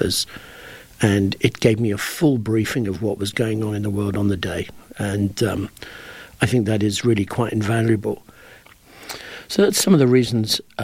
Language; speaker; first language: English; native; English